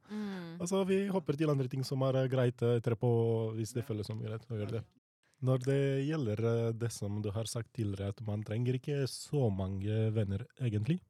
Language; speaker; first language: Norwegian; non-native, fluent; Romanian